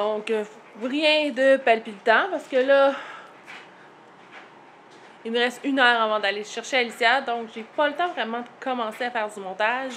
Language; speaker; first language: French; native; French